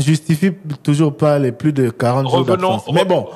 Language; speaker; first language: French; non-native, local second language; Lingala